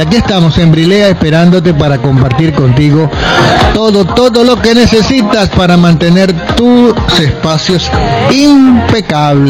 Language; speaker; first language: Spanish; native; Spanish